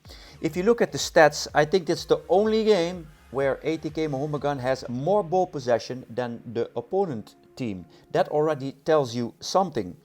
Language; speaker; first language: English; non-native, fluent; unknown